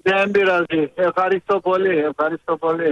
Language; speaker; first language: Greek; early bilingual, heritage; Greek